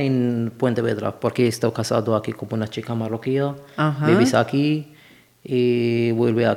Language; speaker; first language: Spanish; non-native, learner; Arabic